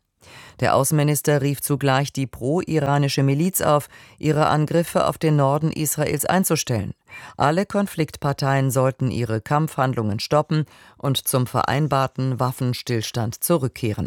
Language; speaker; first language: German; native; German